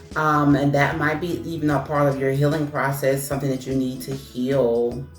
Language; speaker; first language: English; native; English